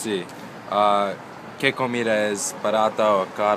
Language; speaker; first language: Spanish; non-native, learner; English